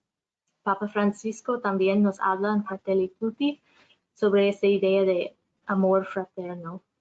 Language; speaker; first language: Spanish; non-native, fluent; English